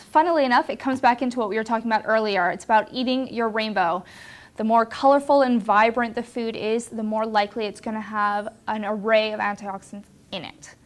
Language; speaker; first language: English; native; English